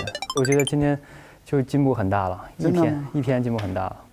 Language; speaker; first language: Chinese; native; Chinese